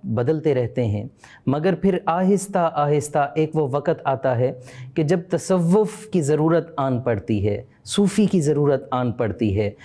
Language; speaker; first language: Urdu; native; Urdu